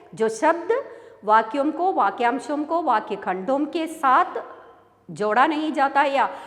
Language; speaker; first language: Hindi; non-native, local second language; Malayalam